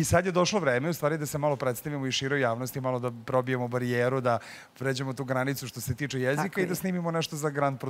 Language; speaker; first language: Serbian; native; Serbian